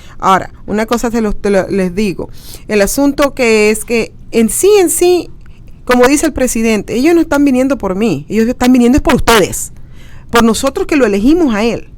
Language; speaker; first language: Spanish; native; Spanish